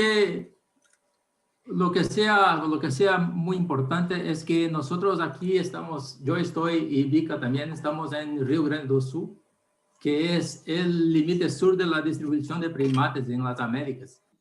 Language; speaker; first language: Spanish; non-native, learner; Portuguese